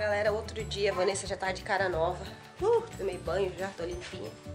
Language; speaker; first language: Portuguese; native; Portuguese